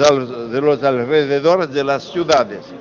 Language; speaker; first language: Spanish; non-native, learner; French